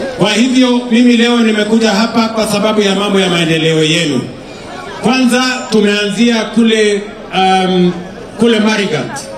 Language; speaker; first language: Swahili; non-native, local second language; Kalenjin